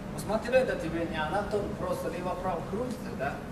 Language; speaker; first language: Russian; non-native, learner; Chinese